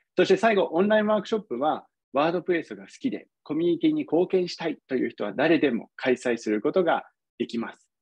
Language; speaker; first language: Japanese; non-native, fluent; English